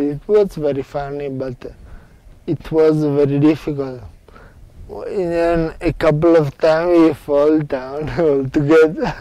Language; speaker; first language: English; non-native, learner; Italian